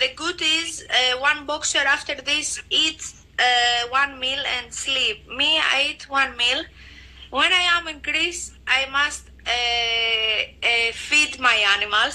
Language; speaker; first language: English; non-native, learner; Greek